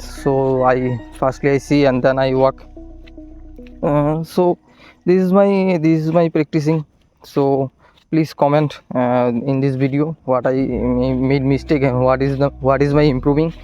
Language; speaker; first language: English; non-native, learner; Hindi